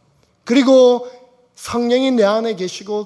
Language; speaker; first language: Korean; native; Korean